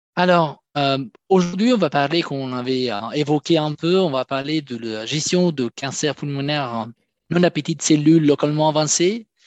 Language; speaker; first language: French; non-native, fluent; Italian